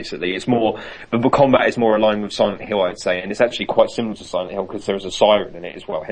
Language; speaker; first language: English; native; English